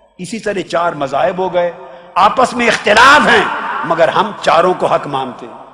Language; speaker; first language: Urdu; non-native, local second language; Punjabi